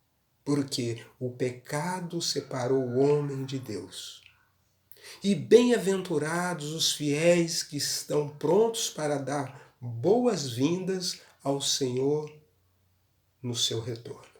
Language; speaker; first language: Portuguese; native; Portuguese